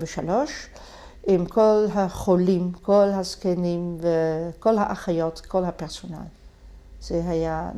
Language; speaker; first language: Hebrew; non-native, fluent; Dutch